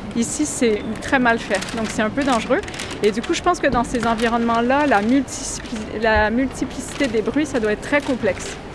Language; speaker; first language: French; non-native, fluent; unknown